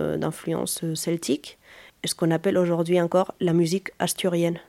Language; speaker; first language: French; non-native, fluent; Spanish